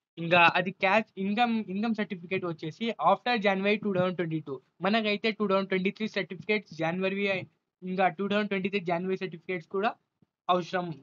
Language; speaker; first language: Telugu; non-native, local second language; Urdu